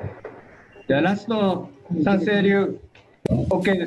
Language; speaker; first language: Japanese; native; Japanese